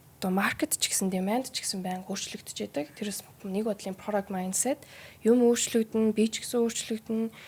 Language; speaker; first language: Mongolian; early bilingual, heritage; Mongolian